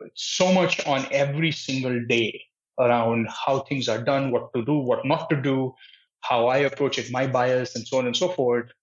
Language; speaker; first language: English; non-native, local second language; Hindi